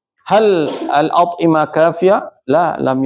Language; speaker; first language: Arabic; non-native, fluent; Indonesian